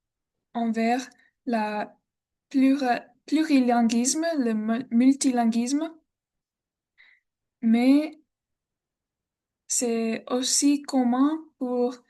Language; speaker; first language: French; non-native, learner; English